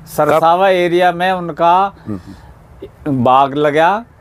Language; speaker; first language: Hindi; native; Hindi